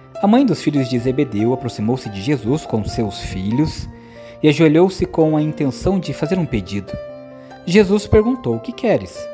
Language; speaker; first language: Portuguese; native; Portuguese